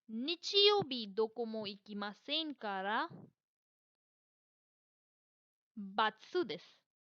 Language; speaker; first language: Japanese; non-native, fluent; Hindi